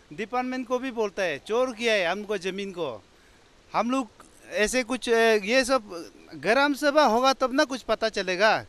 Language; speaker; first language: Hindi; non-native, local second language; Adi